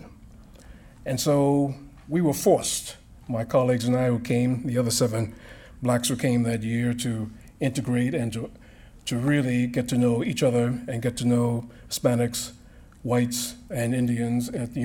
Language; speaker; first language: English; native; English